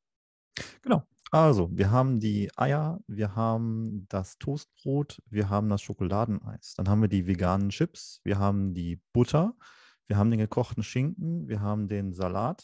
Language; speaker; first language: German; native; German